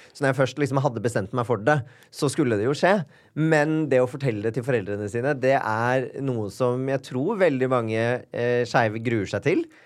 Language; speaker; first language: Norwegian; native; Norwegian